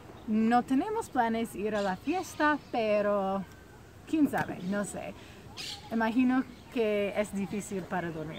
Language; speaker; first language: Spanish; non-native, fluent; English